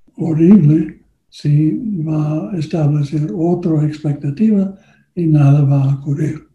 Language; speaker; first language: Spanish; non-native, learner; English